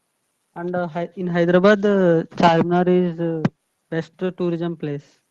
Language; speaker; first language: English; non-native, learner; Telugu